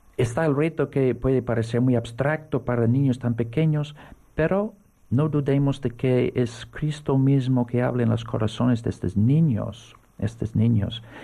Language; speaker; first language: Spanish; non-native, fluent; English